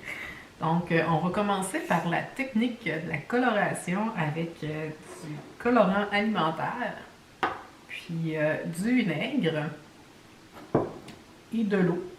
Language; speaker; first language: French; native; French